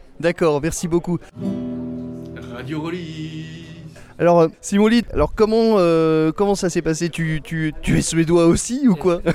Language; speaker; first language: French; native; French